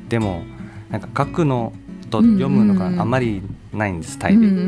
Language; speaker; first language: Japanese; non-native, learner; Thai